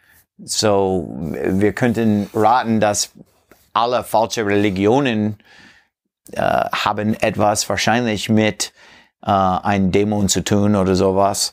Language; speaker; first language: German; non-native, learner; English